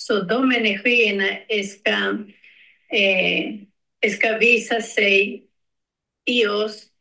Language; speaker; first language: Swedish; non-native, learner; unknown